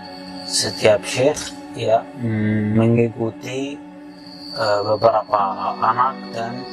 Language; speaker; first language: Indonesian; non-native, fluent; Arabic